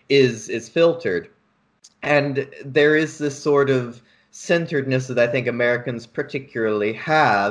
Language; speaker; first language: English; native; English